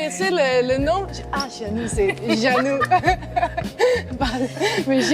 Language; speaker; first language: French; non-native, learner; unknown